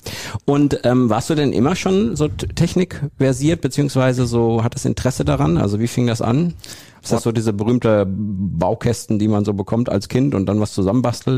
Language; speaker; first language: German; native; German